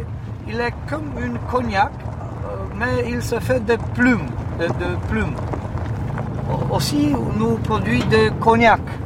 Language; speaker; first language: French; non-native, learner; Romanian